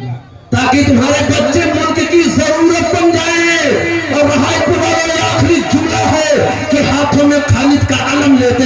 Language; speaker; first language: Hindi; native; Hindi